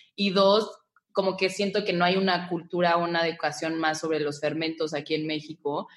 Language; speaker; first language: Spanish; native; Spanish